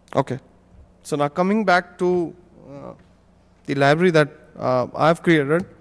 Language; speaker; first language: English; non-native, local second language; Hindi